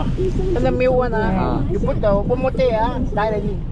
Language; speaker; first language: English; non-native, local second language; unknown